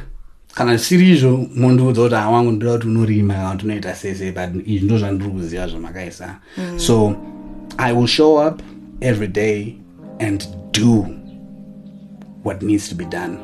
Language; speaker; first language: English; non-native, local second language; Shona